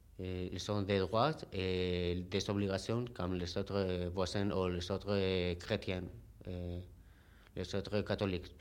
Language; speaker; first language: French; non-native, fluent; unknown